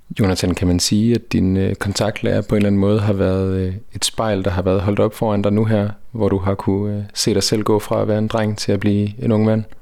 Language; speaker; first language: Danish; native; Danish